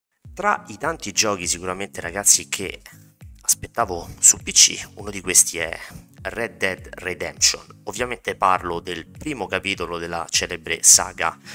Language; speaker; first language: Italian; native; Italian